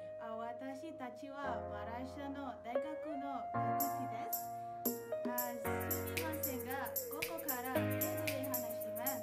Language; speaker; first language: Japanese; non-native, learner; Malay